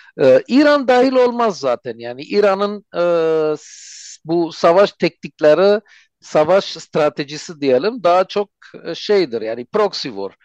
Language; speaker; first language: Turkish; non-native, fluent; Armenian